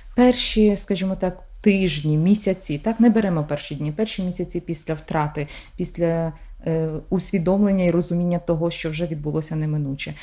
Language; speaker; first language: Ukrainian; native; Ukrainian